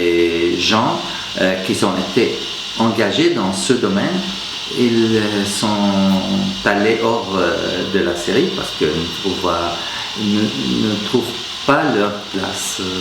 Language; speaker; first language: French; non-native, fluent; Arabic